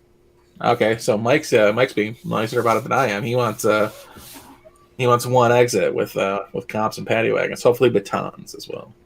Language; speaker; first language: English; native; English